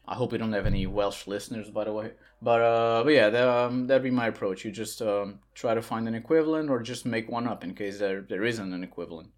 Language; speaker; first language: English; non-native, fluent; Portuguese